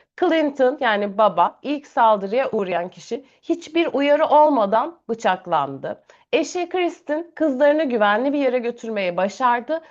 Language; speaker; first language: Turkish; native; Turkish